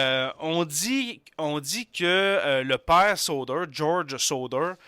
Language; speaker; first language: French; native; French